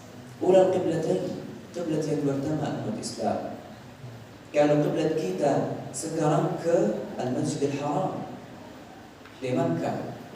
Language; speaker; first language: Indonesian; non-native, fluent; Arabic